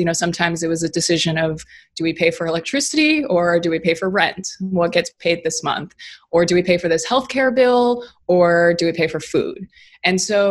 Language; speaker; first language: English; native; English